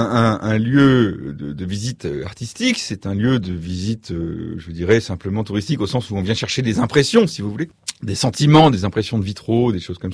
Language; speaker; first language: French; native; French